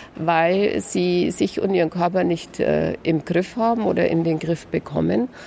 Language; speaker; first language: German; native; German